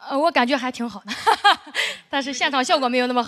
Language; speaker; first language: Chinese; native; Chinese